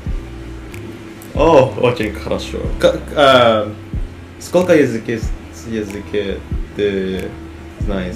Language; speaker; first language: Russian; non-native, learner; Indonesian